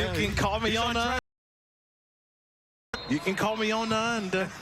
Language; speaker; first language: English; native; English